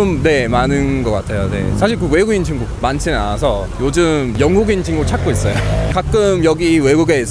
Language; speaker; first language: Korean; non-native, fluent; English